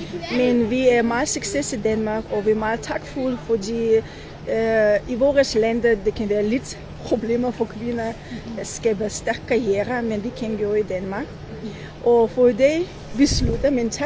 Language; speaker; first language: Danish; non-native, learner; Armenian